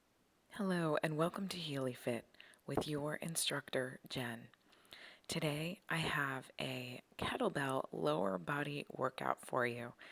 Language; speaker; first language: English; native; English